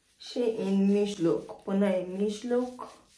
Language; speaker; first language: Romanian; non-native, learner; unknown